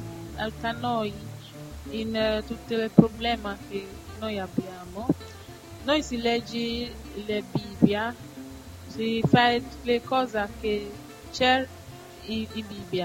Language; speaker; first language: Italian; non-native, learner; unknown